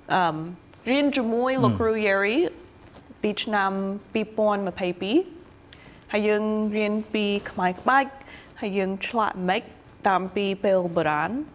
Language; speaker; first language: Khmer; early bilingual, heritage; English